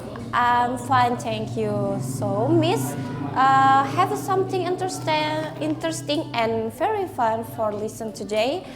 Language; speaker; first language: English; non-native, learner; Indonesian